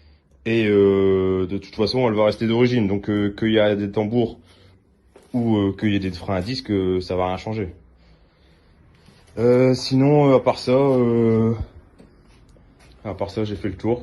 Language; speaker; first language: French; native; French